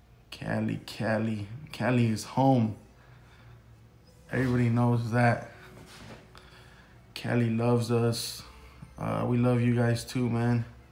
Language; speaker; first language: English; early bilingual, other home language; Spanish